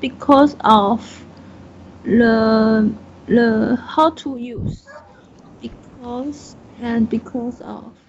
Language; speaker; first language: English; non-native, learner; Chinese